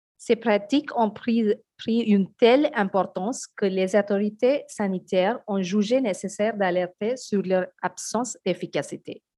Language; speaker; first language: French; non-native, fluent; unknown